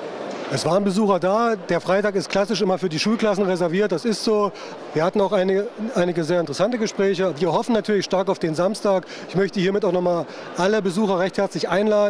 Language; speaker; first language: German; native; German